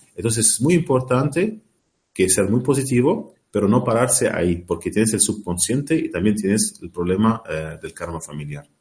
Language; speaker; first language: Spanish; non-native, learner; Arabic